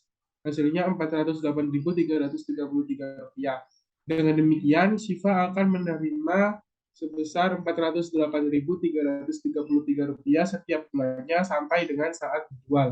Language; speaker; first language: Indonesian; native; Indonesian